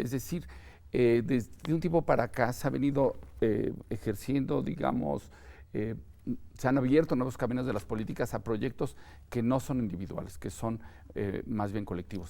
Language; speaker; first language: Spanish; native; Spanish